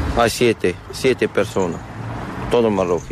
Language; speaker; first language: Spanish; non-native, learner; Arabic